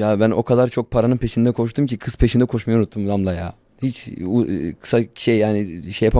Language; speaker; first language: Turkish; native; Turkish